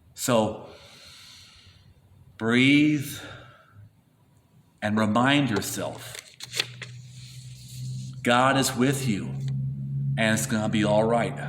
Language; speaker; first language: English; native; English